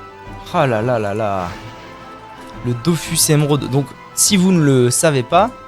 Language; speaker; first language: French; native; French